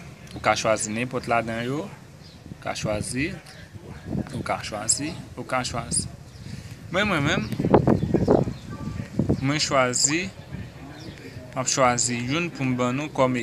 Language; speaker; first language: French; non-native, local second language; Haitian Creole